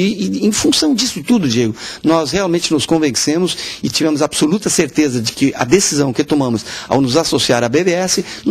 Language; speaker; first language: Portuguese; native; Portuguese